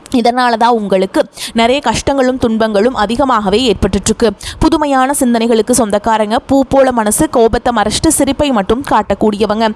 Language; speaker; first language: Tamil; native; Tamil